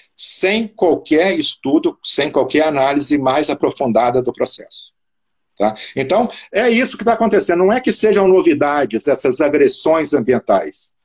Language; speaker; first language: Portuguese; native; Portuguese